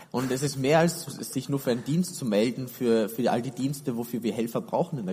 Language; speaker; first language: German; native; German